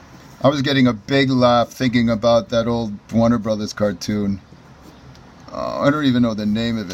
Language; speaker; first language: English; native; English